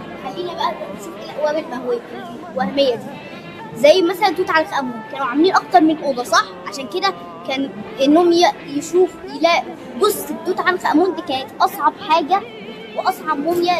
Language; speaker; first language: Arabic; native; Arabic